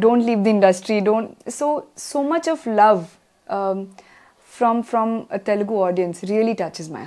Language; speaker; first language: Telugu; non-native, learner; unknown